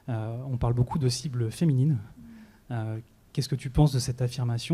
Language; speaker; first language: French; native; French